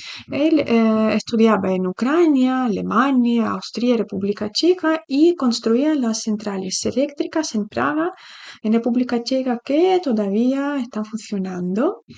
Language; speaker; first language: Spanish; non-native, fluent; Ukrainian